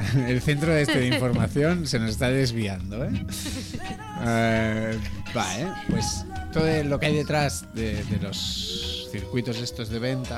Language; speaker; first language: Spanish; native; Spanish